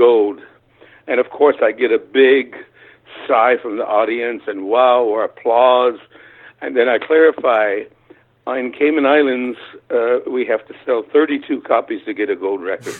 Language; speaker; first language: English; early bilingual, other home language; German